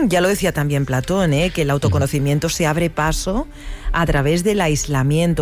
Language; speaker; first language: Spanish; native; Spanish